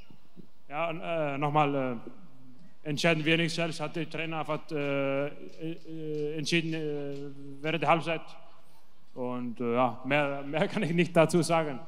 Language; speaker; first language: German; non-native, fluent; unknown